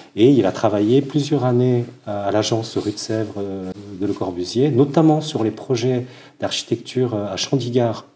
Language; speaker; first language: French; early bilingual, other home language; Korean